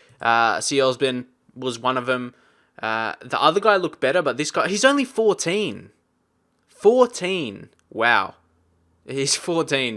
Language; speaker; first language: English; native; English